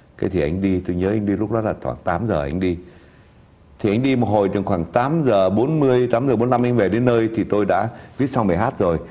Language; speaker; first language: Vietnamese; native; Vietnamese